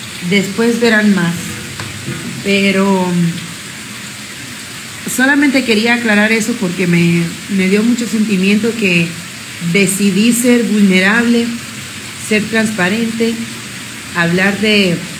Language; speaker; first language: Spanish; early bilingual, other home language; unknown